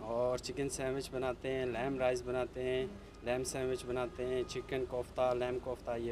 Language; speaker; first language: Urdu; native; Urdu